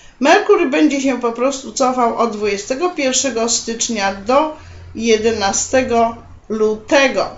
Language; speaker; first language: Polish; native; Polish